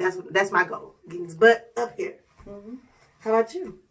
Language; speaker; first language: English; native; English